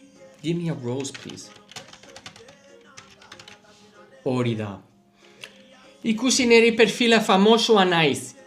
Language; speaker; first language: Basque; non-native, learner; English